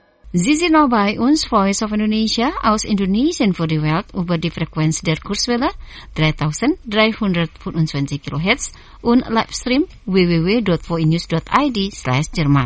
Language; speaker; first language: German; non-native, fluent; Indonesian